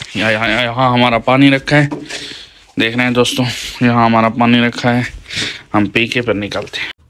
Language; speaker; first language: Hindi; non-native, local second language; Bangla